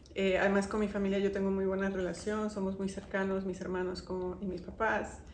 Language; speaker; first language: Spanish; native; Spanish